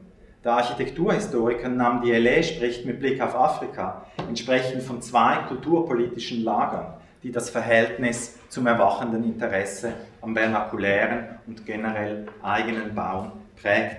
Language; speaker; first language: German; native; German